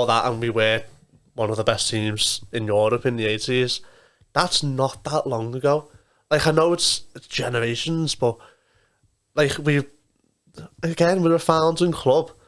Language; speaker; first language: English; native; English